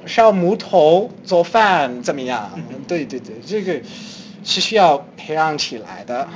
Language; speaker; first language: Chinese; non-native, fluent; English